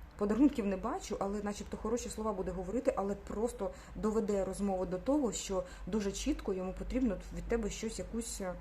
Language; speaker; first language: Ukrainian; non-native, local second language; Russian